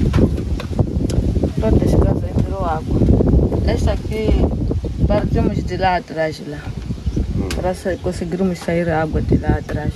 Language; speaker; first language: Portuguese; non-native, local second language; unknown